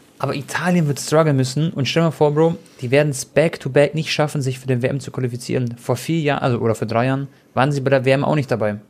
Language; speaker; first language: German; early bilingual, other home language; Croatian